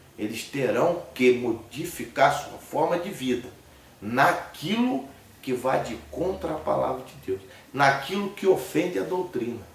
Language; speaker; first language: Portuguese; native; Portuguese